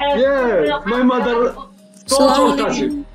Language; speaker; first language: English; non-native, learner; Arabic